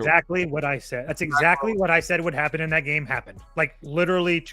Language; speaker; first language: English; native; English